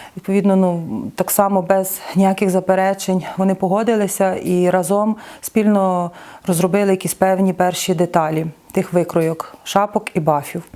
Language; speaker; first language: Ukrainian; native; Ukrainian